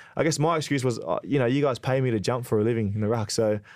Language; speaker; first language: English; native; English